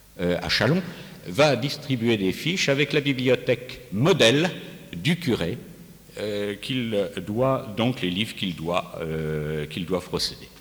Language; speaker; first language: French; native; French